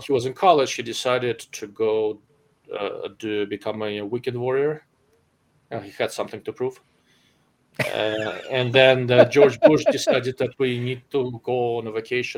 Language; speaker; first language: English; non-native, fluent; Russian